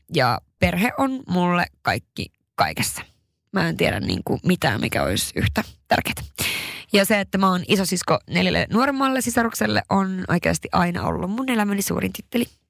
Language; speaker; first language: Finnish; early bilingual, heritage; Finnish